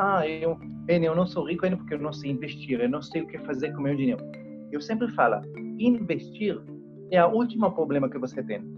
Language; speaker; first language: Portuguese; non-native, fluent; Hebrew